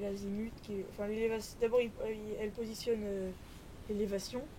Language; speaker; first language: French; native; French